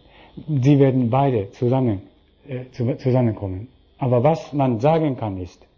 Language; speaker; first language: German; non-native, fluent; Japanese